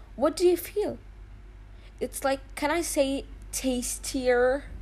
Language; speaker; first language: English; non-native, fluent; Arabic